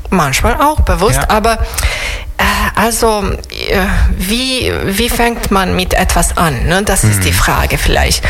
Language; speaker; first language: German; non-native, fluent; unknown